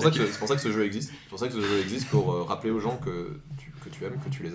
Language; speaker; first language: French; native; French